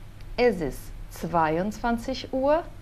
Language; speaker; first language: German; non-native, fluent; Portuguese